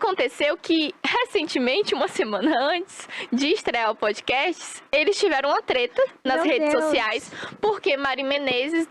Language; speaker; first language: Portuguese; native; Portuguese